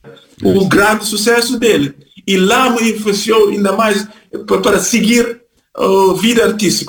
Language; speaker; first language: Portuguese; non-native, fluent; Kabuverdianu